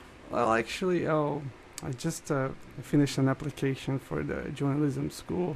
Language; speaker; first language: English; non-native, fluent; Portuguese